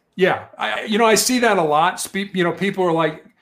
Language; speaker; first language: English; native; English